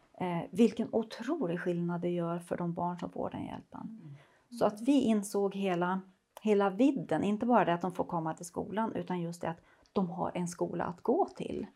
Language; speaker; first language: Swedish; native; Swedish